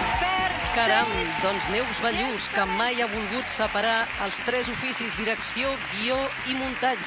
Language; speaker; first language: Catalan; native; Catalan